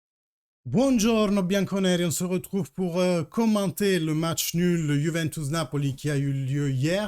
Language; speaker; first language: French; early bilingual, heritage; Italian